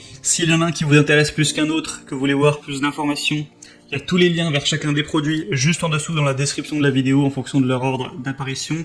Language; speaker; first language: French; native; French